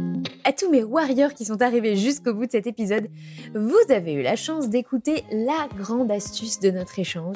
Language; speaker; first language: French; native; French